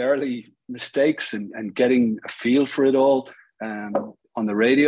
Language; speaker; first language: English; native; English